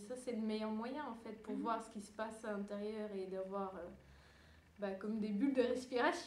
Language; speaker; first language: French; early bilingual, other home language; Dutch